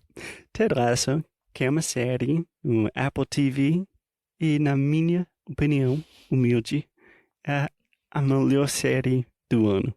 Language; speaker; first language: Portuguese; non-native, fluent; English